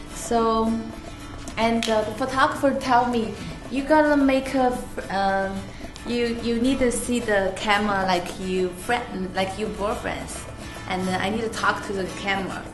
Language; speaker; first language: English; non-native, fluent; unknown